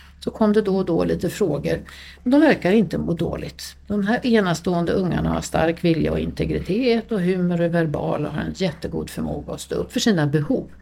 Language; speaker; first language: Swedish; native; Swedish